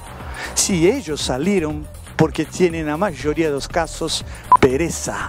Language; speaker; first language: Spanish; non-native, fluent; Portuguese